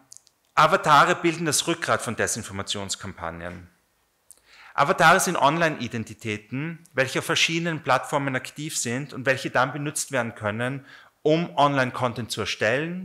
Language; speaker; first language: German; native; German